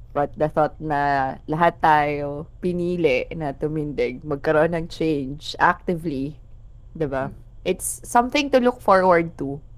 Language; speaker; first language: Filipino; non-native, local second language; Bikol